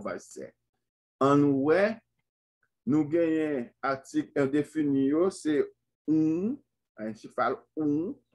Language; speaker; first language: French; non-native, local second language; Haitian Creole